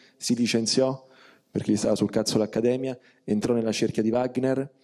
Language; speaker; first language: Italian; native; Italian